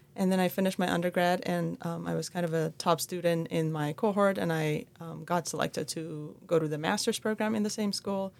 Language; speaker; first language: English; non-native, fluent; Persian